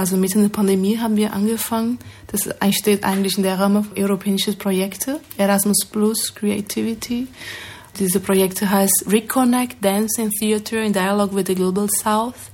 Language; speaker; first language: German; non-native, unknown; Portuguese